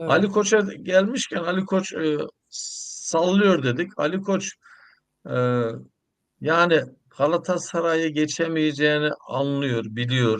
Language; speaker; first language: Turkish; native; Turkish